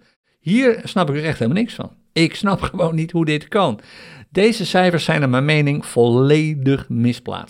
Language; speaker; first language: Dutch; native; Dutch